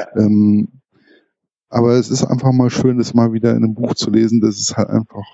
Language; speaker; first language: German; native; German